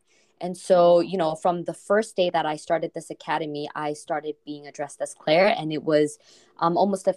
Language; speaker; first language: English; non-native, fluent; Korean